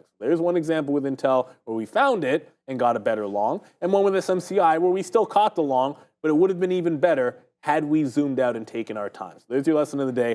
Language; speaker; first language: English; native; English